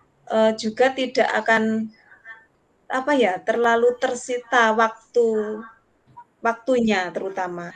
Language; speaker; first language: Indonesian; non-native, local second language; Javanese